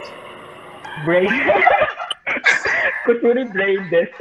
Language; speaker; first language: Japanese; non-native, learner; Filipino